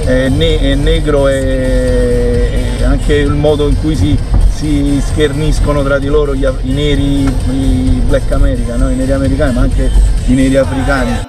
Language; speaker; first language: Italian; native; Italian